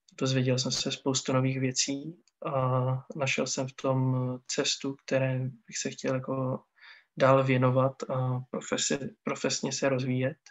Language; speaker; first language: Czech; non-native, local second language; Romany